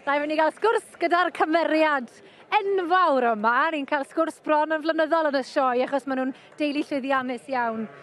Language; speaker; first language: Welsh; native; Welsh